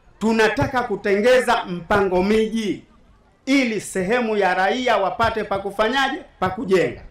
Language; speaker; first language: Swahili; native; Swahili